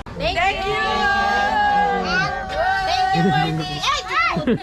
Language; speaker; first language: English; non-native, local second language; Filipino